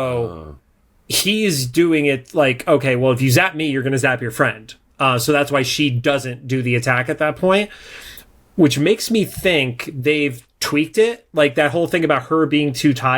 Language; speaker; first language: English; native; English